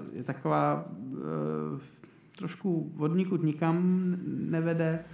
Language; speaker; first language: Czech; native; Czech